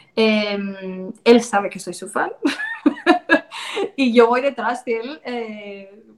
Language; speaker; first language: Spanish; non-native, fluent; Danish